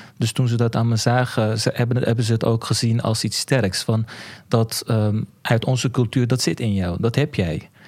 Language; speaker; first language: Dutch; early bilingual, other home language; Turkish